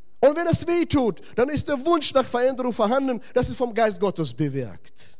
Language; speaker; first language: German; non-native, fluent; Russian